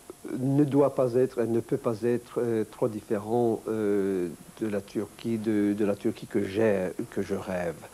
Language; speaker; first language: French; non-native, fluent; Turkish